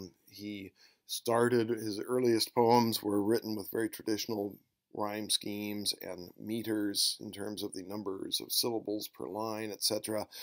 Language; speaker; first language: English; native; English